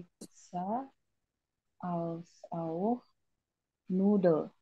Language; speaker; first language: German; non-native, fluent; Indonesian